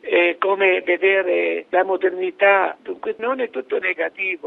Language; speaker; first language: Italian; non-native, fluent; Arabic